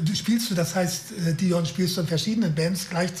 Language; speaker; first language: German; native; German